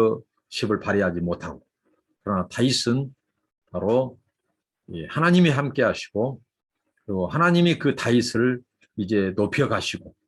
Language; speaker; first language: Korean; native; Korean